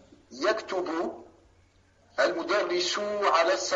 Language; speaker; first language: Arabic; non-native, learner; French